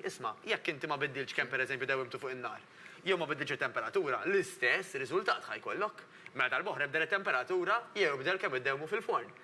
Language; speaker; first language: Maltese; native; Maltese